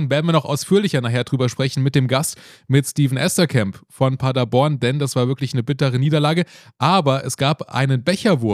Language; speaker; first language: German; native; German